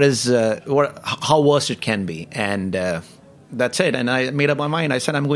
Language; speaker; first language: English; non-native, local second language; Hindi